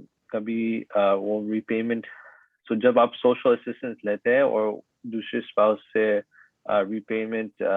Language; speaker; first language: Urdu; early bilingual, heritage; Urdu